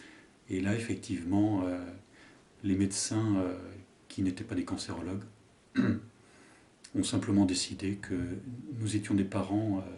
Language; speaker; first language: French; native; French